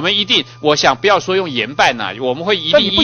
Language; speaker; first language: Chinese; native; Chinese